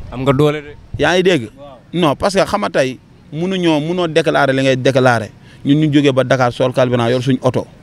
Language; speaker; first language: Wolof; non-native, local second language; Jola-Fonyi